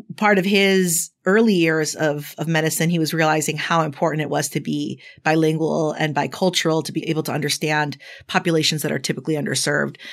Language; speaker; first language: English; native; English